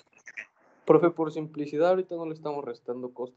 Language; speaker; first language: Spanish; native; Spanish